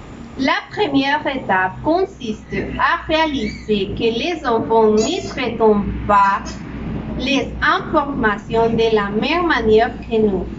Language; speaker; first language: French; non-native, learner; Spanish